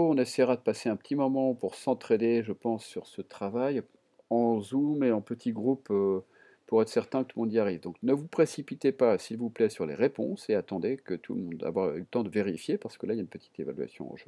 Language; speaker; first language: French; native; French